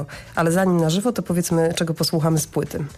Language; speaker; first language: Polish; native; Polish